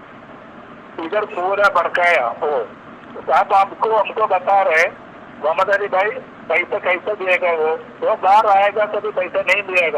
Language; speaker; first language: Hindi; non-native, local second language; Malayalam